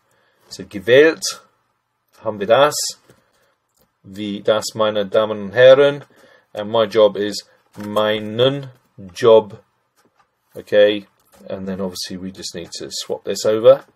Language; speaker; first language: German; non-native, fluent; English